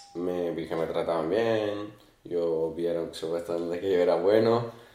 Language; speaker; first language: Spanish; early bilingual, other home language; Arabic